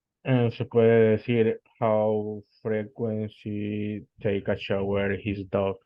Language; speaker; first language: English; non-native, learner; Spanish